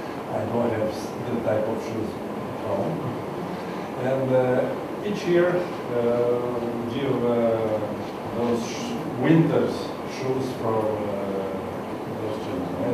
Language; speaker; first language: English; non-native, learner; Romanian